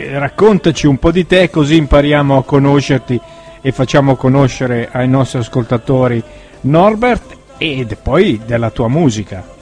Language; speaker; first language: Italian; native; Italian